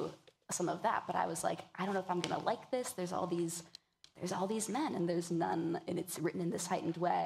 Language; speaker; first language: English; native; English